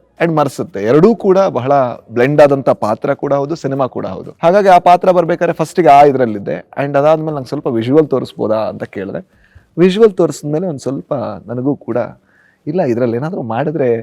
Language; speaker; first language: Kannada; native; Kannada